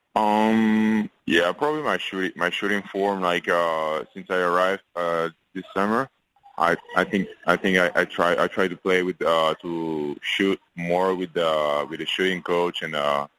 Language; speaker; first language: English; non-native, fluent; French